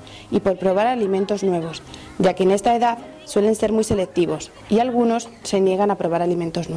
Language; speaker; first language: Spanish; native; Spanish